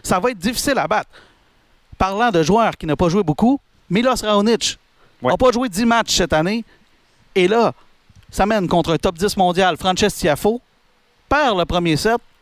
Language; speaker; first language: French; native; French